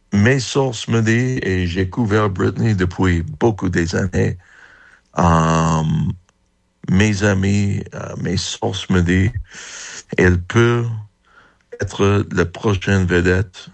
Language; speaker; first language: French; non-native, fluent; English